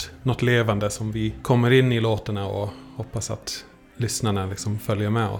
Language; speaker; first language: Swedish; non-native, fluent; English